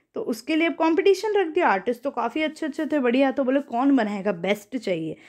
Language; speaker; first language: Hindi; native; Hindi